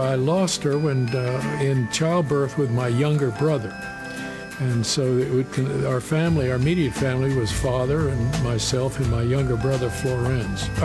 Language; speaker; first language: English; native; English